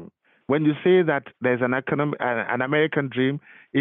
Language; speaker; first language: English; non-native, local second language; Yoruba